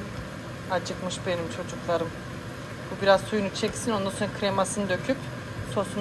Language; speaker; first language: Turkish; native; Turkish